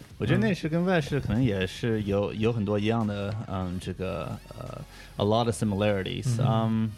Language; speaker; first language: Chinese; early bilingual, heritage; Chinese